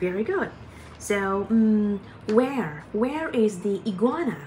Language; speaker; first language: English; non-native, fluent; Thai